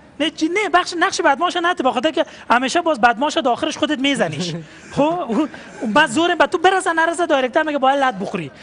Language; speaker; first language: Persian; native; Persian